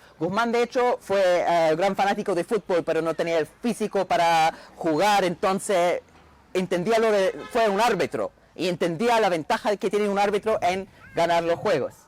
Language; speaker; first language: Spanish; non-native, fluent; English